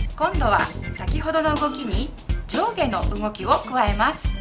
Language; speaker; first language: Japanese; native; Japanese